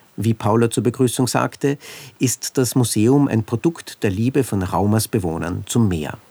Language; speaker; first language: German; native; German